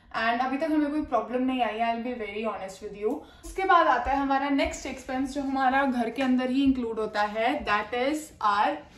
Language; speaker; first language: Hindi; non-native, local second language; Punjabi